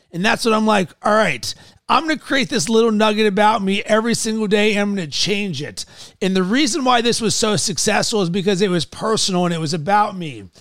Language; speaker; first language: English; native; English